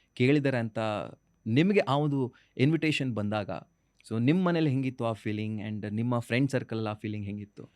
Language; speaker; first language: Kannada; native; Kannada